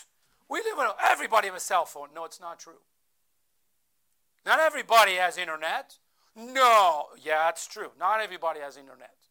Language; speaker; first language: English; non-native, fluent; Portuguese